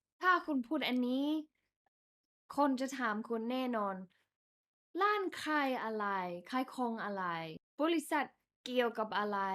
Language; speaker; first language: Thai; non-native, fluent; English